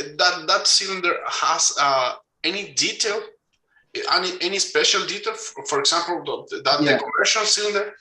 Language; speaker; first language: English; non-native, fluent; Spanish